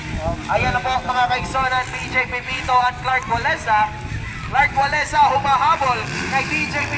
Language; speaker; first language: Filipino; non-native, local second language; Cebuano